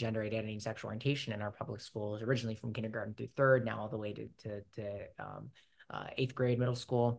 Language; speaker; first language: English; native; English